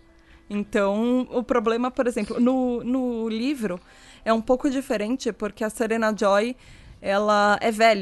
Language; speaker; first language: Portuguese; native; Portuguese